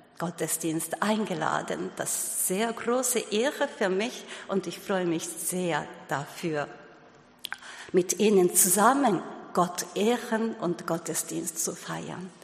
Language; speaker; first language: German; non-native, learner; Japanese